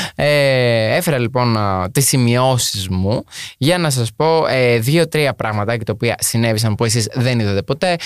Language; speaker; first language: Greek; native; Greek